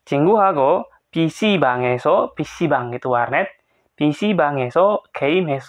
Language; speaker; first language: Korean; non-native, fluent; Indonesian